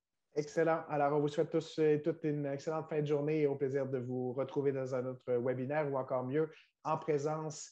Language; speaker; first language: French; native; French